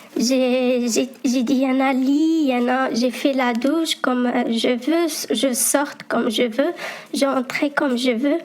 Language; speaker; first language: French; non-native, learner; Arabic